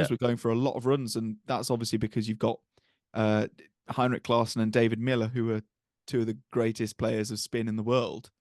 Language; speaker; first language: English; native; English